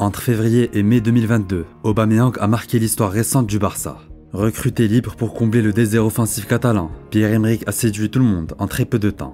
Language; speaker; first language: French; native; French